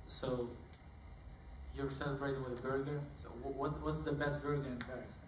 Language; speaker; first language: English; native; English